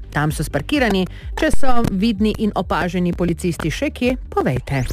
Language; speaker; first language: Slovenian; native; Slovenian